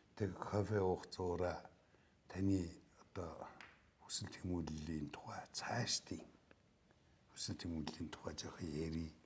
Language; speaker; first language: Mongolian; native; Mongolian